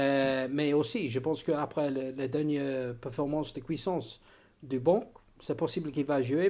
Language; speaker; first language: French; non-native, learner; English